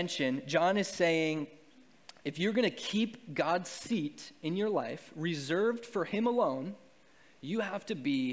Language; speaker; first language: English; native; English